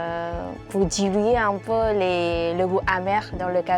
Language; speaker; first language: French; non-native, fluent; Vietnamese